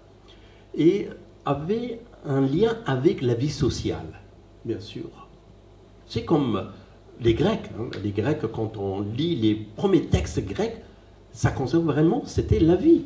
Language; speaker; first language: French; non-native, fluent; Persian